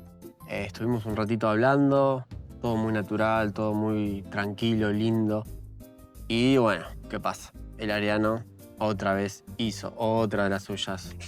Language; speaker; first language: Spanish; native; Spanish